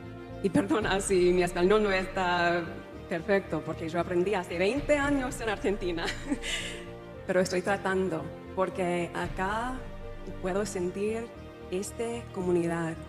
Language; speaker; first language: Spanish; non-native, learner; English